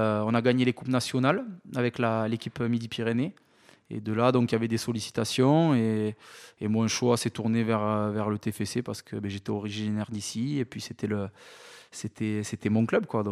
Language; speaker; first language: French; native; French